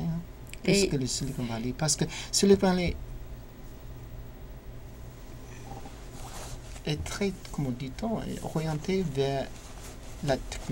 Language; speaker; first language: French; non-native, learner; English